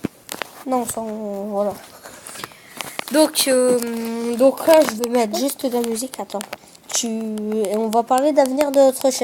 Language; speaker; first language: French; native; French